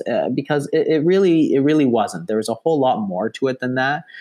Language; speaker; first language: English; native; English